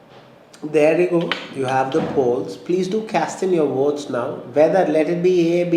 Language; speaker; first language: English; non-native, local second language; Malayalam